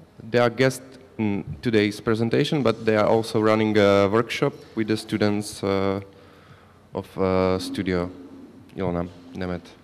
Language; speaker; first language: English; non-native, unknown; Slovak